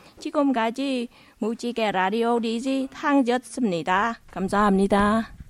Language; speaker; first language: Korean; non-native, learner; Vietnamese